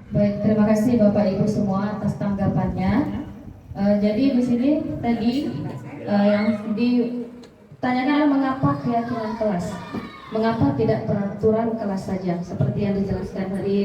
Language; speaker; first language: Indonesian; native; Indonesian